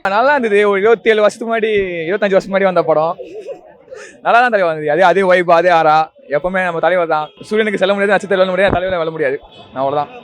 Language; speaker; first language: Tamil; native; Tamil